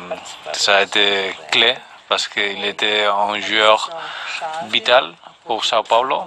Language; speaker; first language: French; non-native, fluent; Spanish